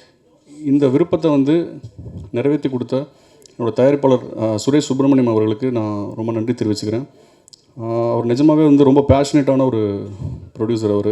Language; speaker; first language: Tamil; native; Tamil